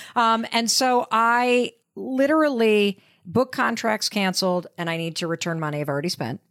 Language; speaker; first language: English; native; English